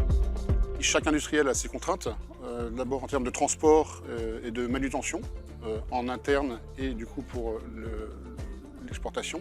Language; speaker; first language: French; native; French